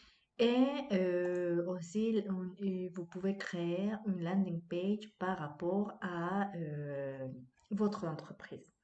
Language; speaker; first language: French; non-native, fluent; Spanish